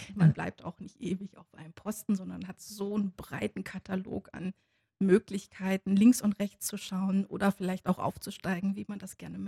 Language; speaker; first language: German; native; German